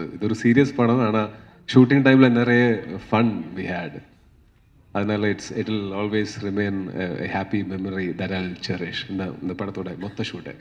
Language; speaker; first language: Tamil; non-native, learner; Malayalam